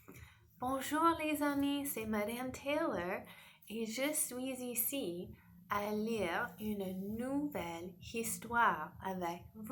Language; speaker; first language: French; non-native, fluent; English